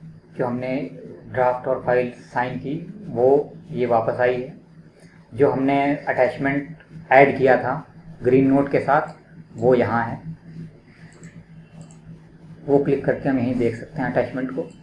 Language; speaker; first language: Hindi; native; Hindi